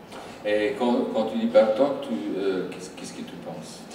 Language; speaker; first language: French; non-native, fluent; Italian